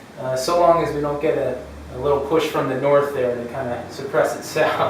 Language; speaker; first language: English; native; English